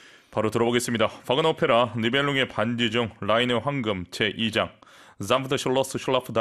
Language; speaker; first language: Korean; native; Korean